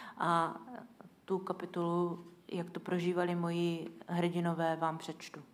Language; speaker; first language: Czech; native; Czech